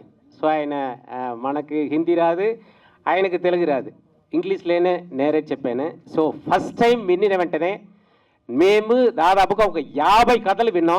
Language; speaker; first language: Telugu; native; Telugu